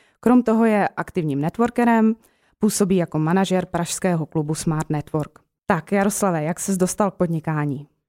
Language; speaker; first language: Czech; native; Czech